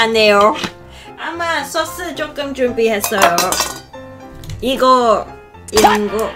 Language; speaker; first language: Korean; non-native, learner; Cantonese